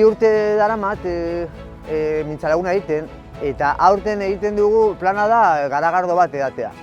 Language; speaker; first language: Basque; non-native, local second language; Spanish